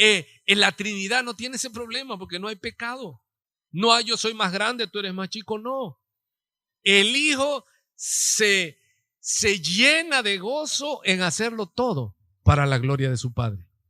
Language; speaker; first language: Spanish; native; Spanish